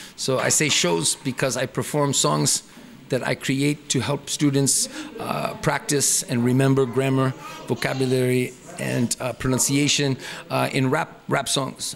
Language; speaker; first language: English; native; English